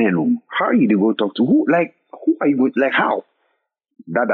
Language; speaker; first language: English; non-native, local second language; Akan